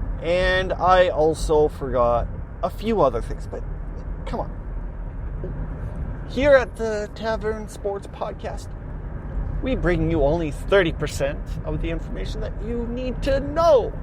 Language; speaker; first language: English; native; English